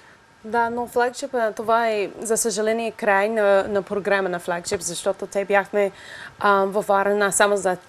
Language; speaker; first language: Bulgarian; non-native, learner; English